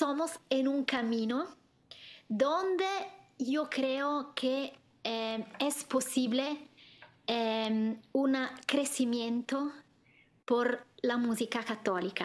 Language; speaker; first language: Spanish; non-native, fluent; Italian